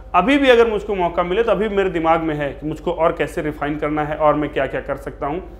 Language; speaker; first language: Hindi; native; Hindi